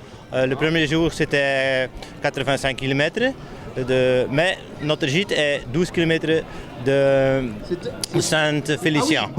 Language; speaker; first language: French; non-native, learner; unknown